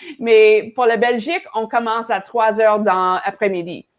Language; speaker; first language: French; non-native, learner; English